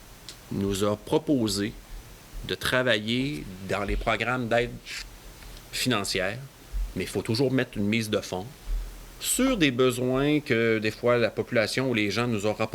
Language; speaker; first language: French; native; French